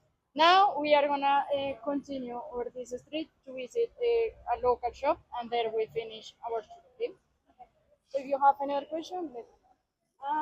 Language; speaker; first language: English; non-native, fluent; Spanish